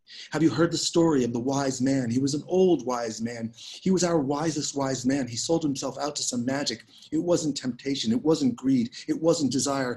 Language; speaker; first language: English; native; English